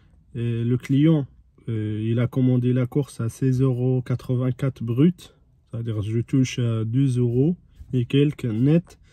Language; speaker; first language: French; non-native, fluent; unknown